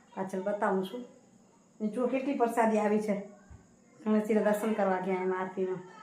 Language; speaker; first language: Gujarati; non-native, local second language; Kachhi